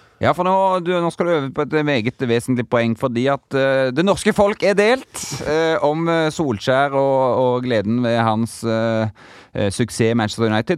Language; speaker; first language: Norwegian; native; Norwegian